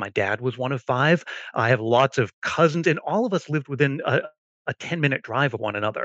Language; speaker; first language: English; native; English